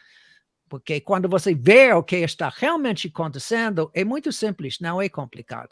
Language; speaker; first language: Portuguese; non-native, fluent; English